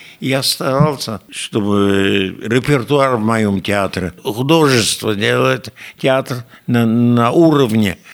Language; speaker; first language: Russian; non-native, fluent; Yiddish